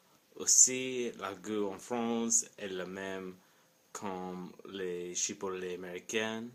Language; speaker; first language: French; non-native, learner; English